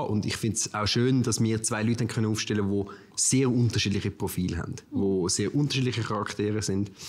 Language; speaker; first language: German; native; German